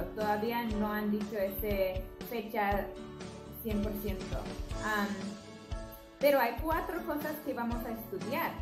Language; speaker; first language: Spanish; non-native, fluent; English